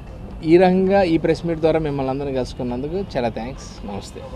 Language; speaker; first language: Telugu; native; Telugu